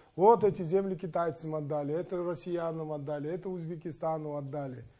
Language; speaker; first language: Russian; non-native, local second language; Kazakh